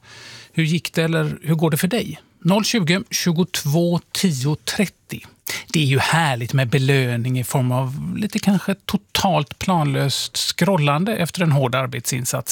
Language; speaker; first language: Swedish; native; Swedish